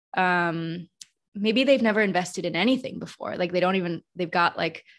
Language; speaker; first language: English; native; English